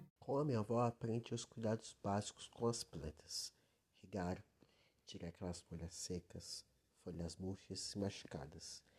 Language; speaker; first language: Portuguese; native; Portuguese